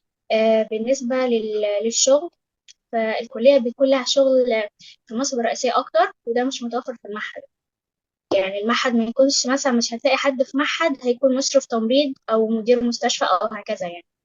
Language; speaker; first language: Arabic; native; Arabic